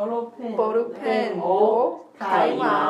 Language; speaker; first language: Japanese; non-native, learner; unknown